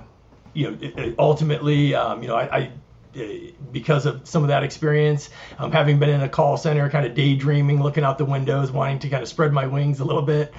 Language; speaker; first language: English; native; English